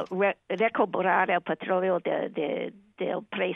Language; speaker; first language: Spanish; non-native, fluent; English